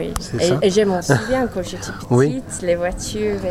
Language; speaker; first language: French; non-native, learner; English